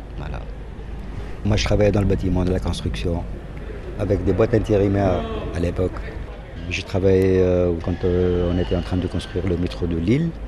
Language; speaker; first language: French; non-native, local second language; Arabic